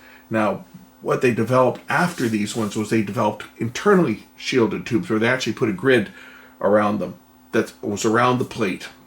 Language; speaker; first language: English; native; English